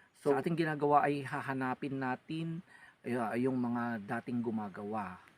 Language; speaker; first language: Filipino; non-native, local second language; Iloko